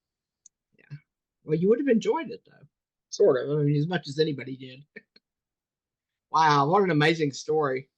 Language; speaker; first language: English; native; English